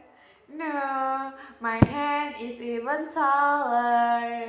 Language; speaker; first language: English; non-native, learner; Indonesian